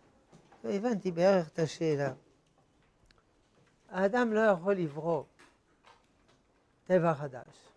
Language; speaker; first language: Hebrew; non-native, fluent; French